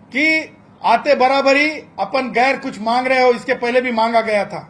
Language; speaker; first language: Hindi; non-native, local second language; Marathi